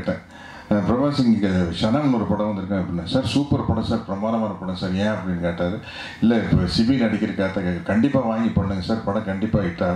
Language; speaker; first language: Tamil; native; Tamil